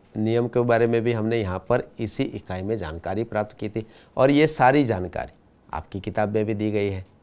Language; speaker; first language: Hindi; non-native, local second language; Gujarati